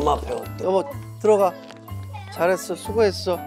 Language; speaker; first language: Korean; native; Korean